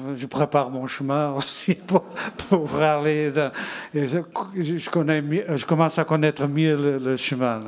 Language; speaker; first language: French; non-native, fluent; Portuguese